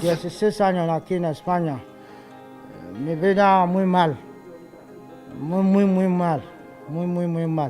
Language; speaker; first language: Spanish; non-native, learner; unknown